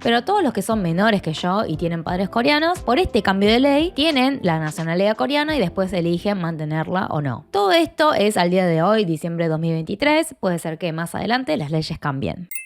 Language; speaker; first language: Spanish; early bilingual, other home language; Korean